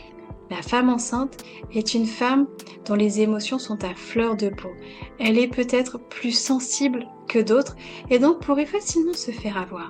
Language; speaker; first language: French; native; French